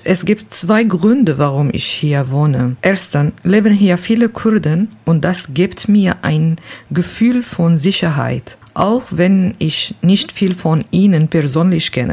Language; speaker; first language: German; non-native, learner; Kurdish